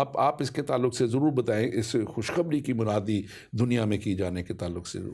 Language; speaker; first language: Urdu; non-native, local second language; Punjabi